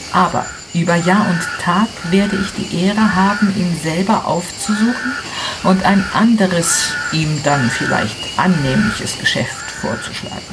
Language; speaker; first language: German; non-native, fluent; Italian